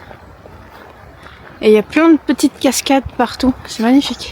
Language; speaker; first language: French; native; French